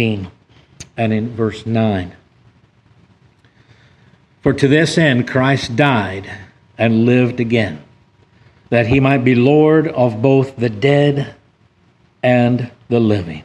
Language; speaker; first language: English; native; English